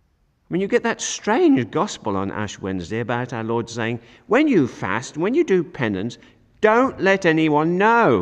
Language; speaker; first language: English; native; English